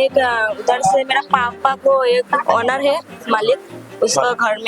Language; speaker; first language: Hindi; non-native, local second language; Bangla